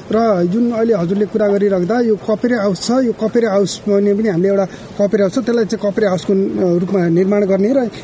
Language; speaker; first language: Nepali; native; Nepali